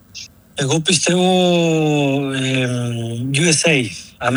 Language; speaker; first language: Greek; non-native, learner; Spanish